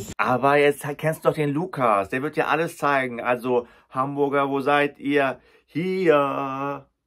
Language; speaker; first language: German; native; German